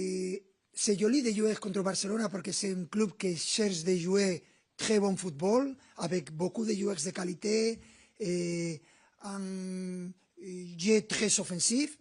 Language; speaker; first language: French; non-native, learner; Spanish